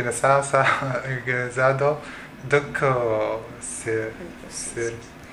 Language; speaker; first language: Portuguese; non-native, learner; Arabic